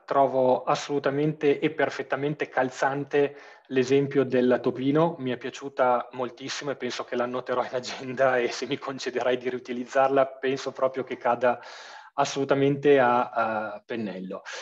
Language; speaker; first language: Italian; native; Italian